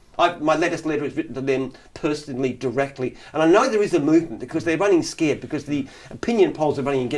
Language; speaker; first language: English; native; English